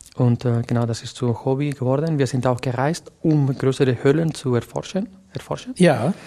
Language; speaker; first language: German; non-native, fluent; Spanish